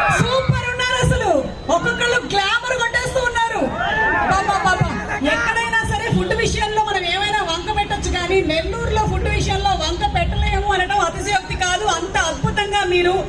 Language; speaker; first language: Telugu; native; Telugu